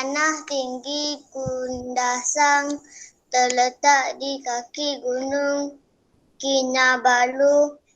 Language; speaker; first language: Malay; non-native, local second language; Chinese